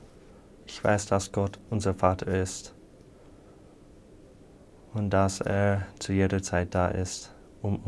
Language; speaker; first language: German; non-native, fluent; English